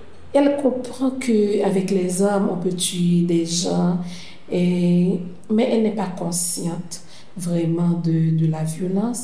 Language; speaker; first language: French; non-native, local second language; Haitian Creole